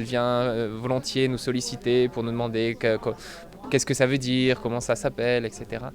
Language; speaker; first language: French; native; French